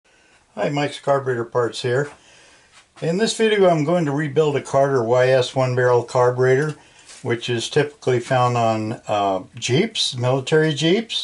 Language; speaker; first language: English; native; English